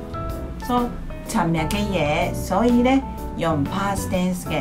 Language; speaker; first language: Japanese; non-native, fluent; Cantonese